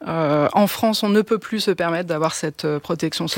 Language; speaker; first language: French; native; French